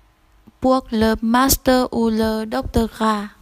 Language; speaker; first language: French; non-native, learner; Vietnamese